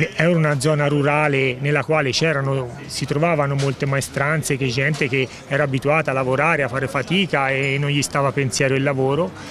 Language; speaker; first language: Italian; native; Italian